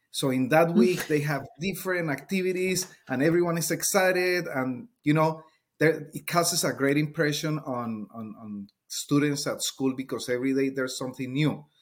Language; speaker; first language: English; non-native, fluent; Spanish